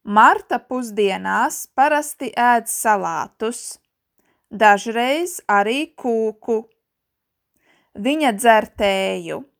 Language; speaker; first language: Latvian; native; Latvian